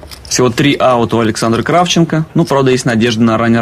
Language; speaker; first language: Russian; native; Russian